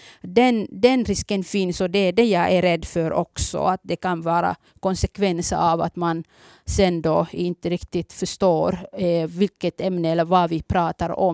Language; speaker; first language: Swedish; early bilingual, other home language; Somali